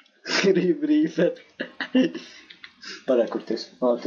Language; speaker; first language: Latvian; native; Latvian